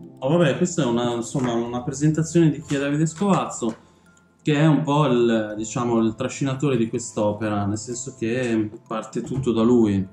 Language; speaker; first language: Italian; early bilingual, other home language; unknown